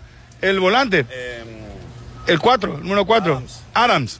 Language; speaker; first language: Spanish; native; Spanish